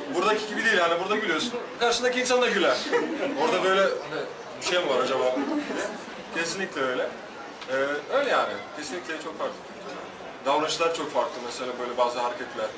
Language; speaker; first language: Turkish; non-native, fluent; Slovak